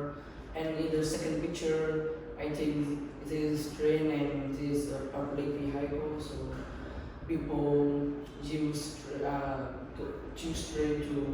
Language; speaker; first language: English; non-native, learner; Vietnamese